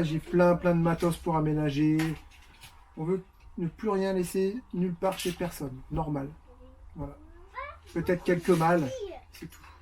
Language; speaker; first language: French; native; French